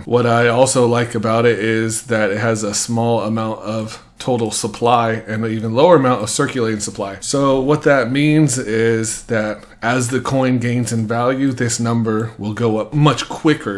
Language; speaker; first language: English; native; English